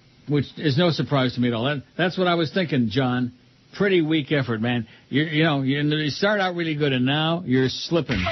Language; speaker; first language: English; native; English